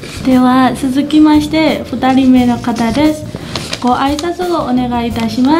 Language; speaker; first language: Japanese; non-native, fluent; Burmese